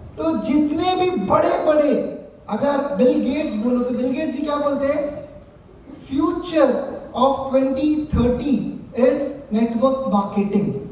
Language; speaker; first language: Hindi; native; Hindi